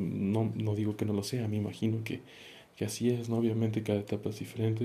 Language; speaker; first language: Spanish; native; Spanish